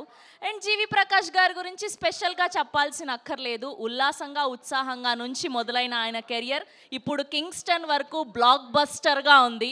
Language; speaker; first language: Telugu; native; Telugu